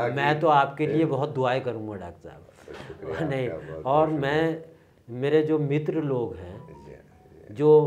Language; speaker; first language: Hindi; native; Hindi